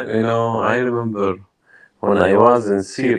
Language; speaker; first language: English; non-native, learner; Arabic